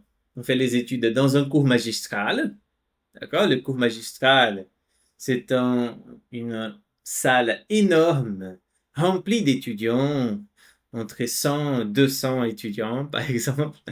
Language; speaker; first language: French; non-native, fluent; Portuguese